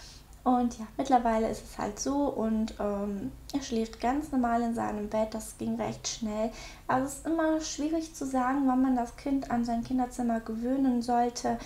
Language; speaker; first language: German; native; German